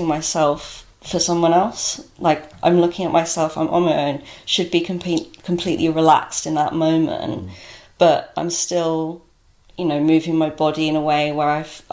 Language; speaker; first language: English; native; English